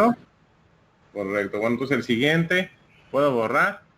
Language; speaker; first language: Spanish; native; Spanish